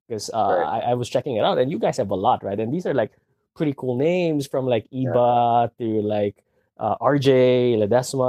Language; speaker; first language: English; non-native, local second language; Filipino